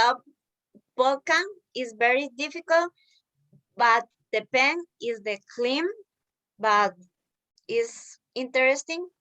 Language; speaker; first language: English; non-native, learner; Spanish